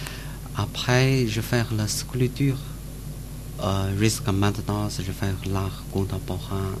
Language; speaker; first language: French; non-native, learner; Chinese